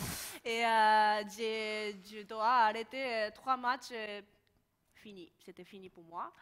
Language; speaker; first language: French; non-native, learner; Japanese